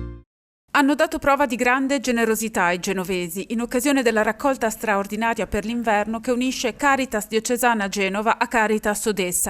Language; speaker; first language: Italian; native; Italian